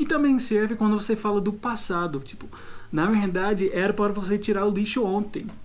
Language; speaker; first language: Portuguese; non-native, fluent; English